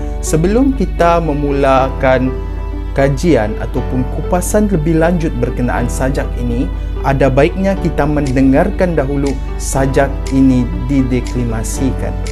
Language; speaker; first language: Malay; native; Malay